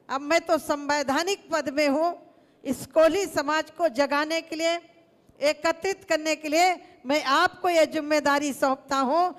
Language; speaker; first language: Hindi; native; Hindi